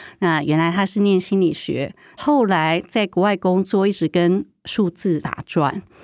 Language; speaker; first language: Chinese; native; Chinese